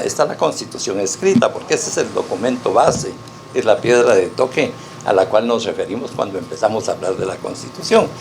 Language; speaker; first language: Spanish; native; Spanish